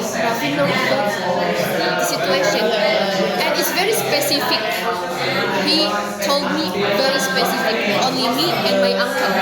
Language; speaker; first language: English; non-native, learner; Indonesian